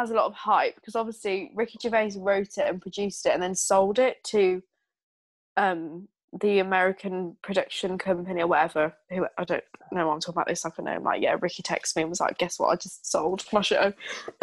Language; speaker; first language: English; native; English